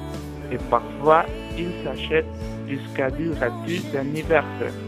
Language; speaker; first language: French; non-native, learner; Spanish